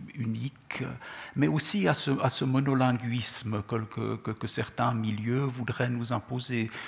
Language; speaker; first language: French; non-native, local second language; Czech